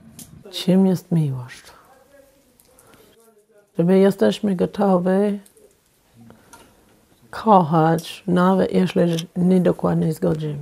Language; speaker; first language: Polish; non-native, fluent; English